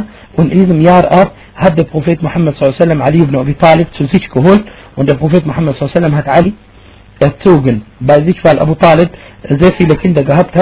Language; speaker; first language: German; non-native, fluent; Arabic